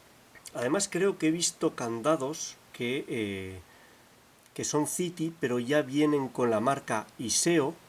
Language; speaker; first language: Spanish; native; Spanish